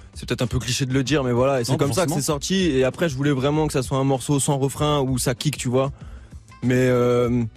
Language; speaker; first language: French; native; French